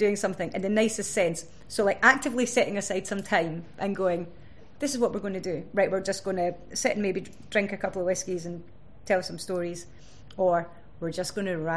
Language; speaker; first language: English; native; English